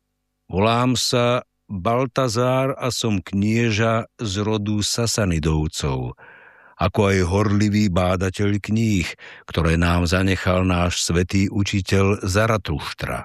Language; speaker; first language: Slovak; native; Slovak